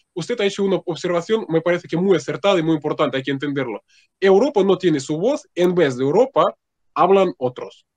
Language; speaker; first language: Spanish; non-native, fluent; Russian